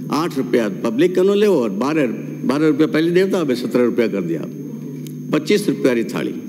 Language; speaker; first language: Hindi; native; Hindi